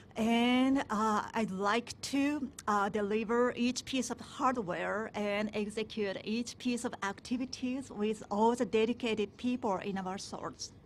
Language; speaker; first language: English; non-native, fluent; Japanese